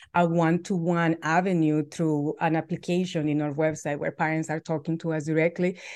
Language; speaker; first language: English; non-native, fluent; Spanish